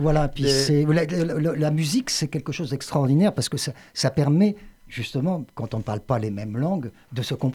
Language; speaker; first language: French; native; French